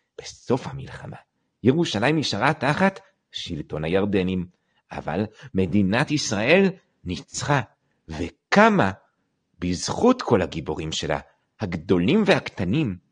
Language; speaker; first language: Hebrew; native; Hebrew